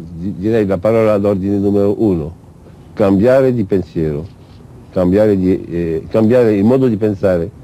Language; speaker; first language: Italian; non-native, fluent; Arabic